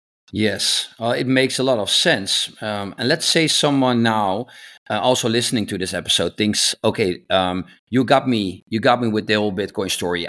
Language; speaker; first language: English; non-native, fluent; Dutch